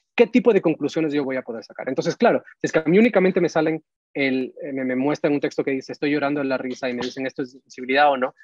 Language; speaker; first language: Spanish; native; Spanish